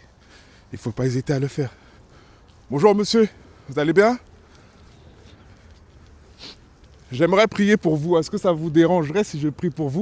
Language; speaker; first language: French; native; French